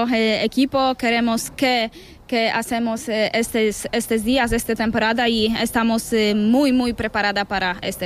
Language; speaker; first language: Spanish; non-native, learner; Polish